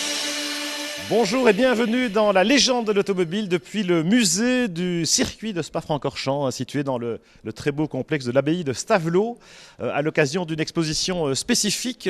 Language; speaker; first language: French; native; French